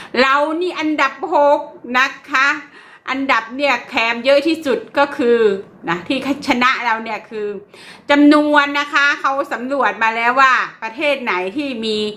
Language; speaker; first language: Thai; native; Thai